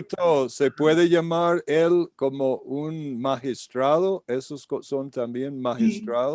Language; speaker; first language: Spanish; non-native, fluent; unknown